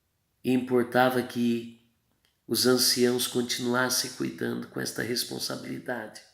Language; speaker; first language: Portuguese; native; Portuguese